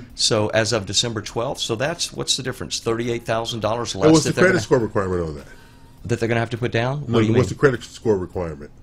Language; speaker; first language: English; native; English